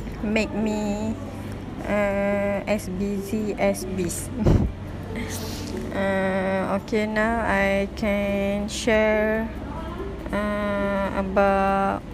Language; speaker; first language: English; non-native, learner; Malay